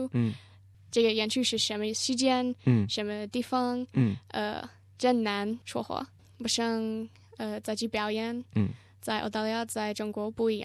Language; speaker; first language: Chinese; non-native, learner; English